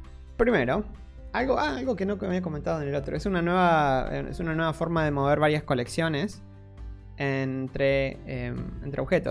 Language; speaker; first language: Spanish; native; Spanish